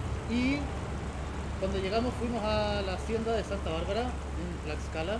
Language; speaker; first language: Spanish; native; Spanish